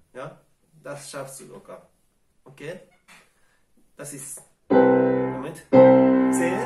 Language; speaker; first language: German; non-native, fluent; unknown